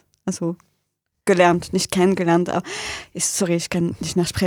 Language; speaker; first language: German; non-native, fluent; French